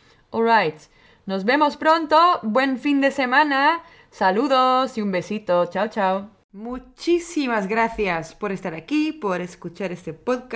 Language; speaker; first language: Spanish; non-native, fluent; Dutch